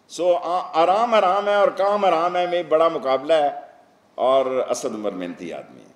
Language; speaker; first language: Urdu; non-native, local second language; Punjabi